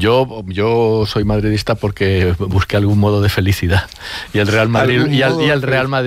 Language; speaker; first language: Spanish; native; Spanish